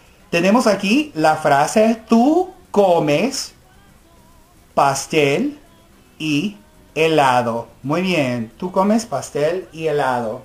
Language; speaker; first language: Spanish; non-native, fluent; English